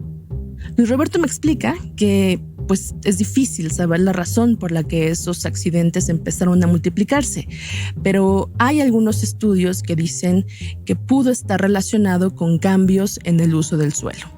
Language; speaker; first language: Spanish; native; Spanish